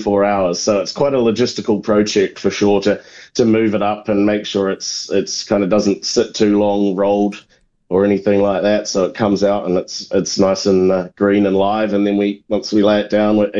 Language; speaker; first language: English; native; English